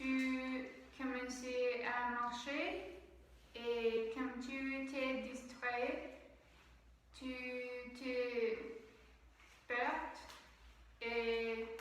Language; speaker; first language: French; non-native, learner; Spanish